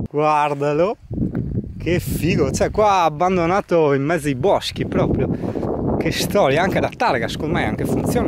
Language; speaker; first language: Italian; native; Italian